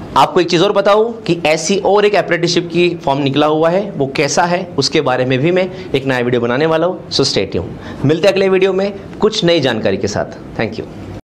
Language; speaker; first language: Hindi; non-native, local second language; Marathi